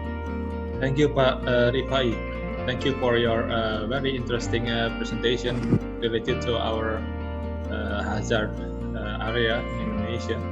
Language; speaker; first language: English; non-native, learner; Indonesian